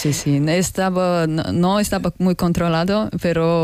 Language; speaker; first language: Spanish; non-native, fluent; Russian